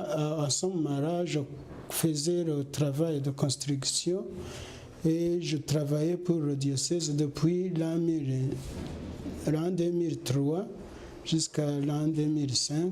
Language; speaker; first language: French; non-native, local second language; Kinyarwanda